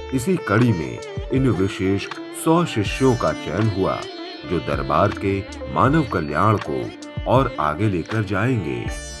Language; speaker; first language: Hindi; native; Hindi